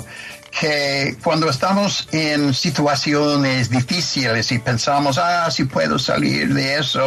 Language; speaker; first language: Spanish; non-native, fluent; English